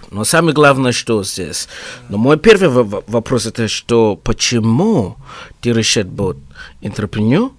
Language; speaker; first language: Russian; non-native, learner; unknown